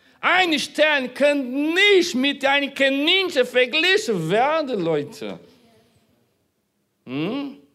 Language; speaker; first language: German; non-native, fluent; Portuguese